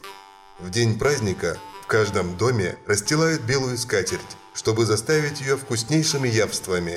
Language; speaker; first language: Russian; non-native, local second language; Kyrgyz